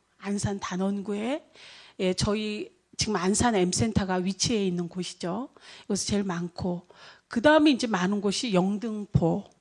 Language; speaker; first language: Korean; native; Korean